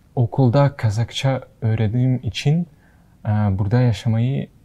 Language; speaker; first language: Turkish; non-native, learner; Kazakh